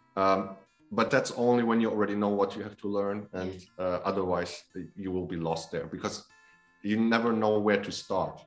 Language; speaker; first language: English; non-native, fluent; Polish